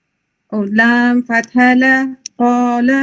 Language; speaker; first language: Arabic; non-native, learner; Urdu